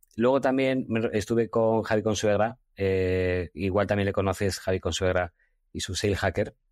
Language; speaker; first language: Spanish; native; Spanish